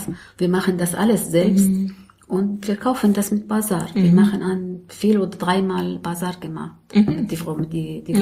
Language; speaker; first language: German; non-native, learner; Arabic